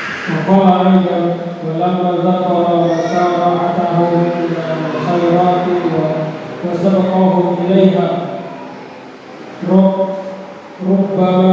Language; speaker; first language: Arabic; non-native, fluent; Indonesian